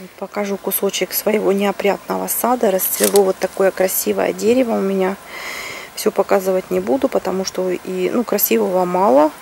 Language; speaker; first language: Russian; native; Russian